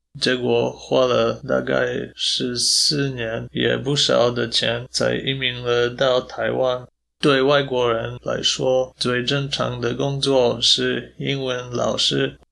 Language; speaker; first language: Chinese; non-native, fluent; Polish